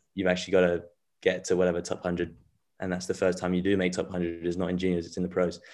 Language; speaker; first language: English; native; English